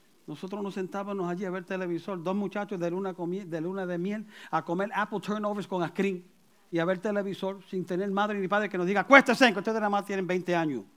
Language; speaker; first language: Spanish; early bilingual, heritage; Spanish